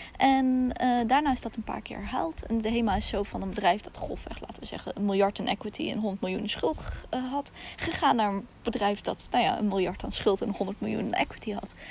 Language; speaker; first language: Dutch; early bilingual, other home language; Russian